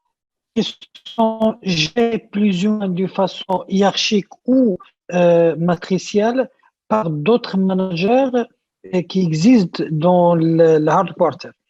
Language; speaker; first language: French; non-native, local second language; Arabic